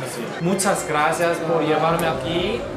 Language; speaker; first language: Spanish; non-native, learner; Korean